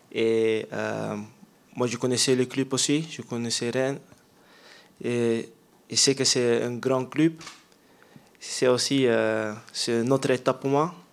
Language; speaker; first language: French; non-native, learner; Dutch